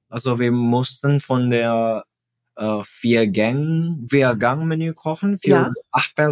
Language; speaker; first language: German; non-native, fluent; Indonesian